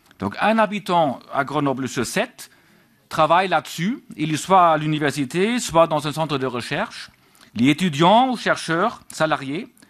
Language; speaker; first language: French; non-native, fluent; German